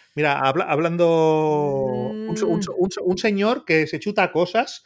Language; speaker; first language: Spanish; native; Spanish